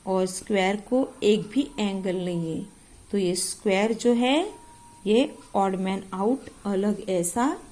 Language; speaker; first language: Hindi; non-native, local second language; Marathi